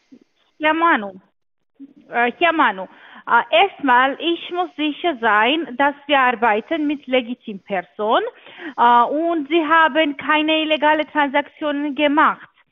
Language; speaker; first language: German; non-native, learner; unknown